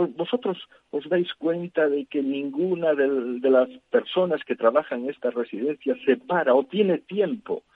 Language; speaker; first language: Spanish; native; Spanish